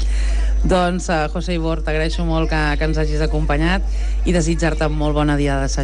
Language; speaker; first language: Catalan; native; Catalan